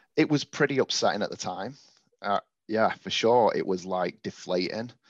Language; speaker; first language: English; native; English